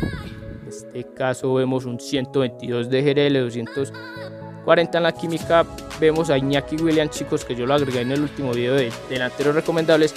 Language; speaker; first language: Spanish; native; Spanish